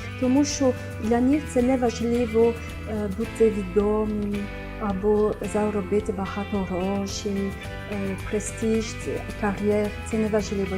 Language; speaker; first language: Ukrainian; non-native, fluent; French